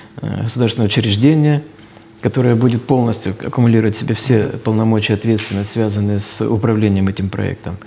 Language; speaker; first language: Russian; native; Russian